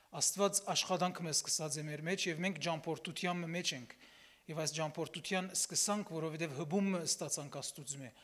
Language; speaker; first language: Armenian; early bilingual, heritage; Armenian